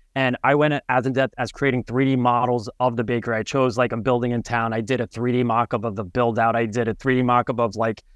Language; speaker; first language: English; native; English